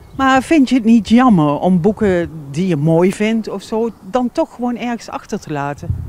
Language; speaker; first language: Dutch; native; Dutch